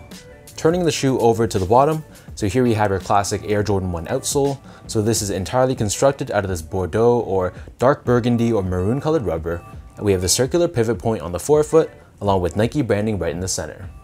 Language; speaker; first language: English; native; English